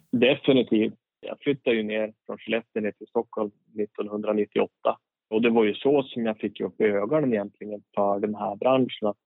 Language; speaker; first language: Swedish; native; Swedish